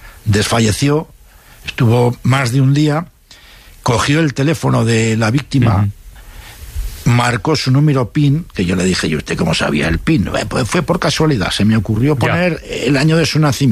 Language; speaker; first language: Spanish; native; Spanish